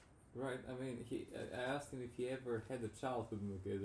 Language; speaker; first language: English; non-native, fluent; Greek